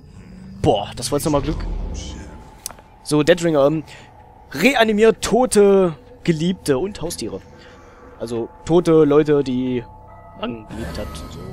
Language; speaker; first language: German; native; German